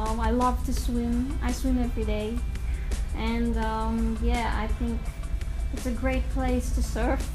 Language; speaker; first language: English; native; English